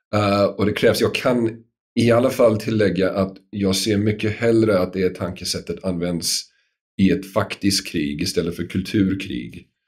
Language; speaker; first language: Swedish; non-native, fluent; English